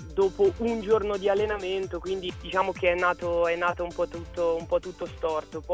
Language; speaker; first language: Italian; early bilingual, other home language; French